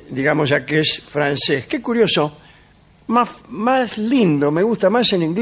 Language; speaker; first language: Spanish; native; Spanish